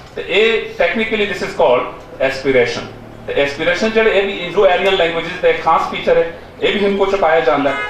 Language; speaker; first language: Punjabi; non-native, local second language; Pashto